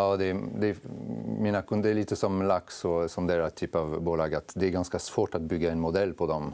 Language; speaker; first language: Swedish; non-native, fluent; French